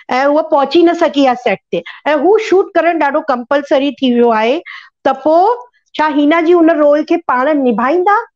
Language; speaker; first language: Sindhi; early bilingual, heritage; Sindhi